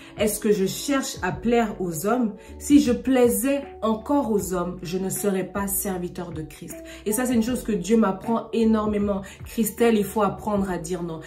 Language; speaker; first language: French; non-native, local second language; Lingala